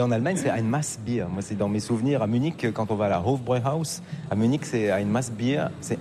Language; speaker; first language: French; native; French